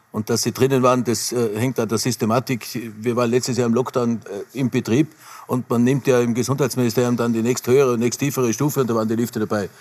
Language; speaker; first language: German; native; German